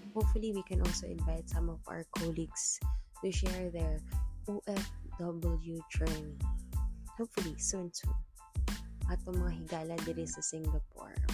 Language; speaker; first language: English; non-native, local second language; Cebuano